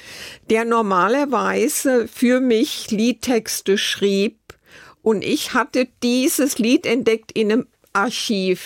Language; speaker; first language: German; native; German